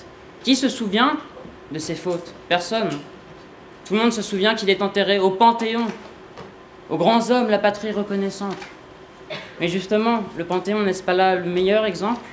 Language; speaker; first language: French; native; French